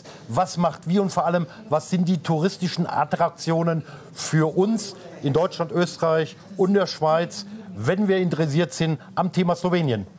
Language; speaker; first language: German; native; German